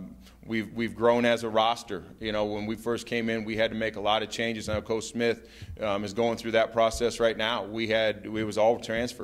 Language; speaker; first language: English; native; English